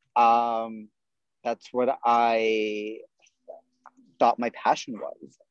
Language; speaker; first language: English; native; English